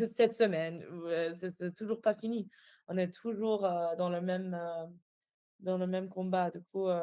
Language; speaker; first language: French; non-native, fluent; Persian